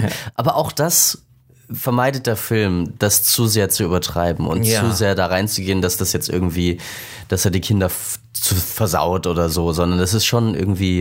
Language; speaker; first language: German; native; German